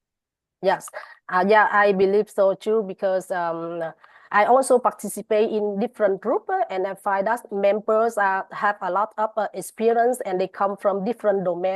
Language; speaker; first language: English; non-native, fluent; Vietnamese